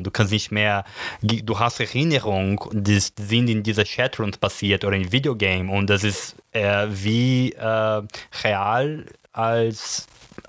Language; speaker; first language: German; non-native, learner; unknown